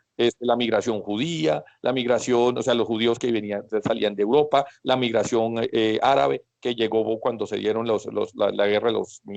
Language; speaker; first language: Spanish; native; Spanish